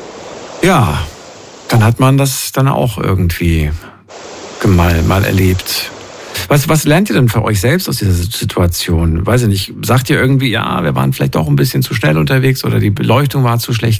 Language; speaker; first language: German; native; German